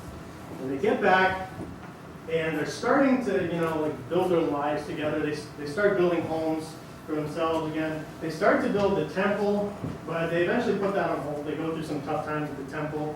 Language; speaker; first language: English; native; English